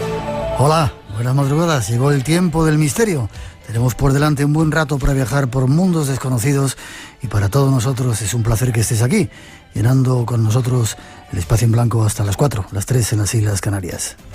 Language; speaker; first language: Spanish; native; Spanish